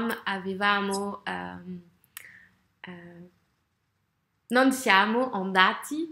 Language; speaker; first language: Italian; non-native, learner; French